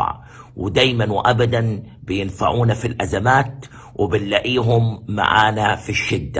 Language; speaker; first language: Arabic; native; Arabic